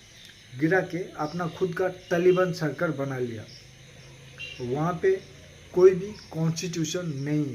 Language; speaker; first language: Hindi; non-native, local second language; Odia